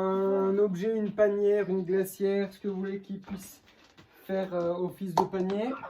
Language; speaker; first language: French; native; French